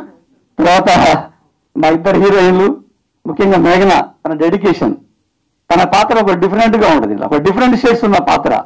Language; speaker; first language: Telugu; native; Telugu